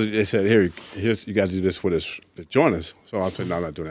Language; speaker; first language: English; native; English